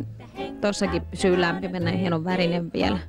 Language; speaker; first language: Finnish; native; Finnish